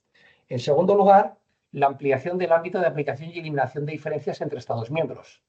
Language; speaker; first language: Spanish; native; Spanish